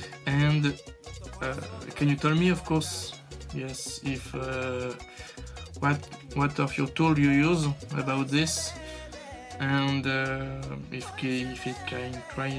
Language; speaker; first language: English; non-native, learner; French